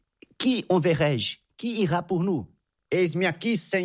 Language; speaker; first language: French; non-native, fluent; Portuguese